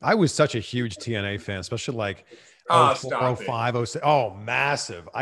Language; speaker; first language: English; native; English